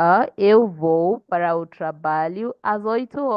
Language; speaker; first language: Portuguese; non-native, fluent; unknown